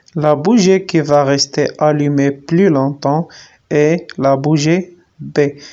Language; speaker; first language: French; non-native, local second language; Arabic